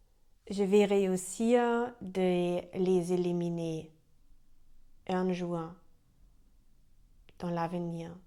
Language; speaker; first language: French; non-native, learner; German